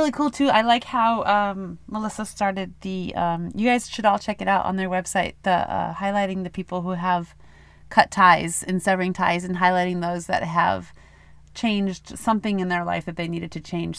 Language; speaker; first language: English; native; English